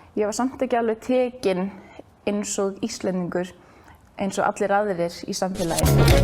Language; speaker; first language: Icelandic; early bilingual, other home language; English